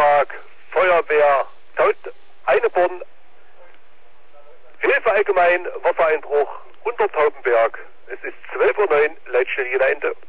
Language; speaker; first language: German; native; German